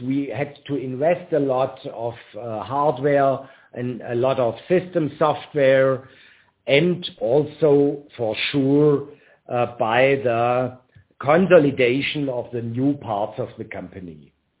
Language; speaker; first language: English; non-native, fluent; German